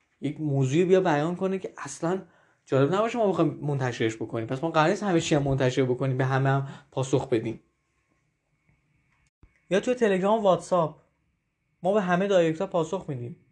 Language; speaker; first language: Persian; native; Persian